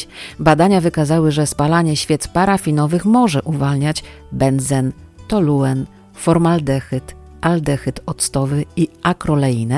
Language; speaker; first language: Polish; native; Polish